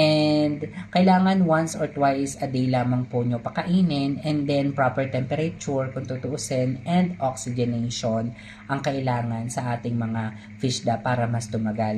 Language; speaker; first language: Filipino; native; Filipino